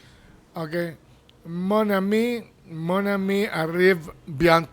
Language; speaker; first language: French; non-native, fluent; Spanish